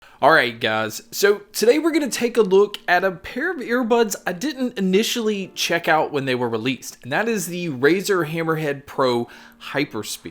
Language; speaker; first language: English; native; English